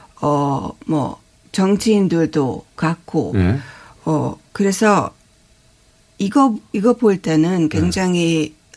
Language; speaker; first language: Korean; non-native, fluent; Hungarian